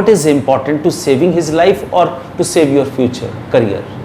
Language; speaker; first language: English; non-native, local second language; Hindi